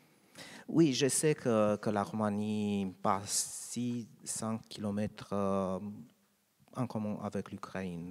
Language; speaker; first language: French; non-native, learner; Romanian